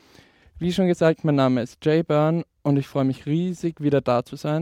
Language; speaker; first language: German; native; German